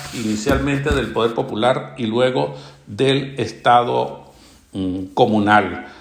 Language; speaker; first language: Spanish; native; Spanish